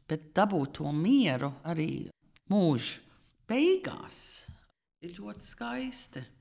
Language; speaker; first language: Latvian; early bilingual, heritage; Latvian